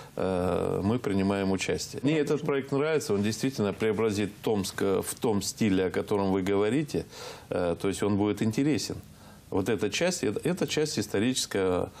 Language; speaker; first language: Russian; native; Russian